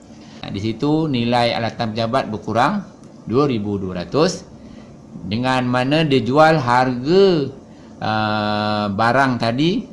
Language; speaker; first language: Malay; native; Malay